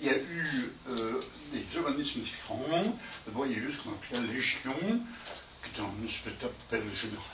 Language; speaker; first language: French; native; French